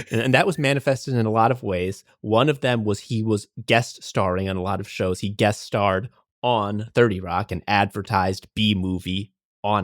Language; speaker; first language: English; native; English